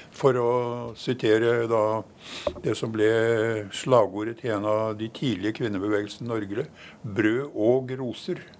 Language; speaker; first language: Norwegian; native; Norwegian